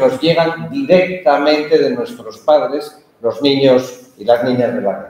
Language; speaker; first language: Spanish; early bilingual, heritage; Spanish